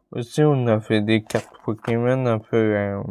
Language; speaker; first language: French; native; French